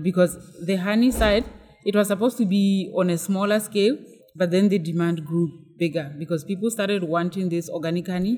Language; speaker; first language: English; non-native, local second language; Tswana